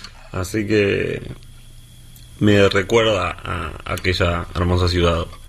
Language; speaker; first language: Spanish; native; Spanish